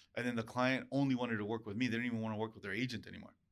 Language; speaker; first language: English; early bilingual, other home language; Spanish